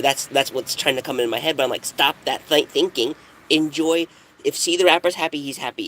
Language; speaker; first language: English; native; English